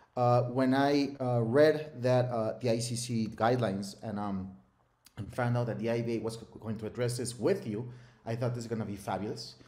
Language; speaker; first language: English; non-native, fluent; Spanish